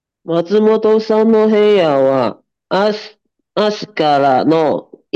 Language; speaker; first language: Japanese; non-native, learner; Chinese